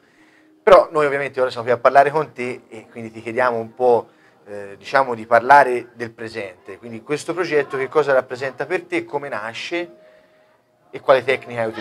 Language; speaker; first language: Italian; native; Italian